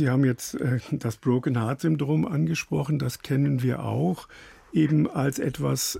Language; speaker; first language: German; native; German